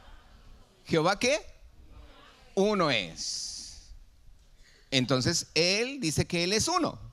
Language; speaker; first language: Spanish; native; Spanish